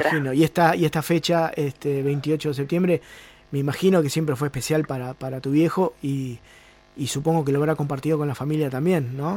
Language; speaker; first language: Spanish; native; Spanish